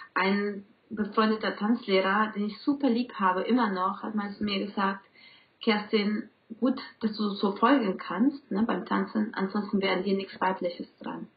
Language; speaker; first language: German; non-native, fluent; Spanish